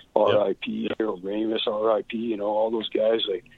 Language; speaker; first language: English; native; English